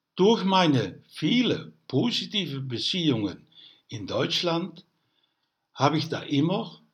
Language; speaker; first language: German; non-native, learner; Dutch